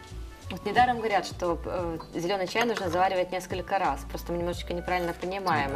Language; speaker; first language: Russian; native; Russian